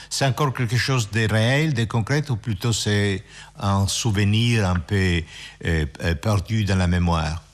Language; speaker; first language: French; non-native, fluent; Italian